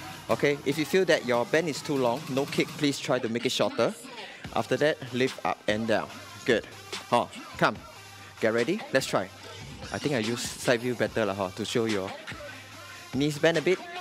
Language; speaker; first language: English; non-native, local second language; Chinese